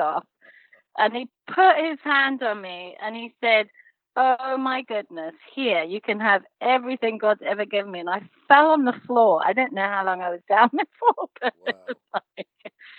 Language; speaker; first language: English; native; English